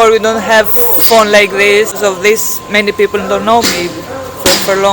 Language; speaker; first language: English; non-native, fluent; Greek